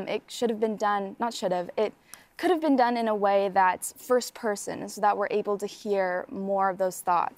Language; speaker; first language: English; native; English